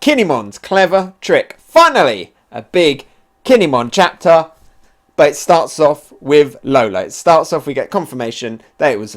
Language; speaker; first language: English; native; English